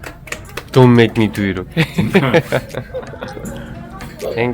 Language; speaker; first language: English; non-native, fluent; Korean